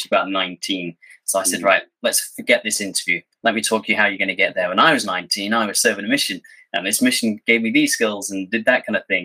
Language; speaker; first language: English; native; English